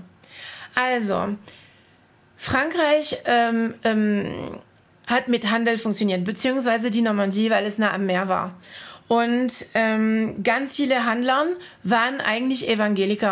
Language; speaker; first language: German; non-native, fluent; French